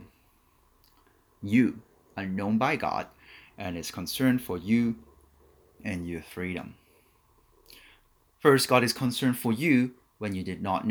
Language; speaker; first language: English; non-native, local second language; Cantonese